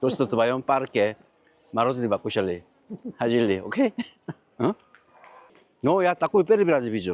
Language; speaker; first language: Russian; non-native, learner; Korean